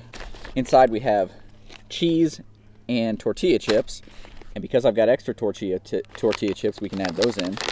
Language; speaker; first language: English; native; English